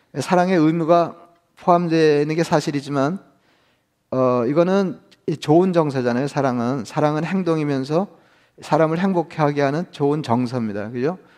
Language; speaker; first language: Korean; native; Korean